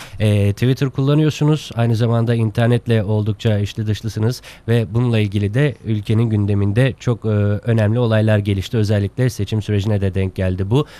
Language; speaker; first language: Turkish; native; Turkish